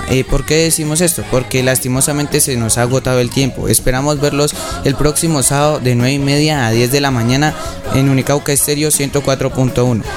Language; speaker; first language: Spanish; native; Spanish